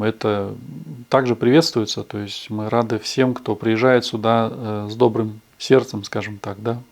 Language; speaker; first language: Russian; native; Russian